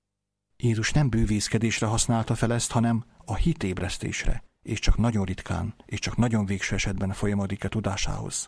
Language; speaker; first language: Hungarian; native; Hungarian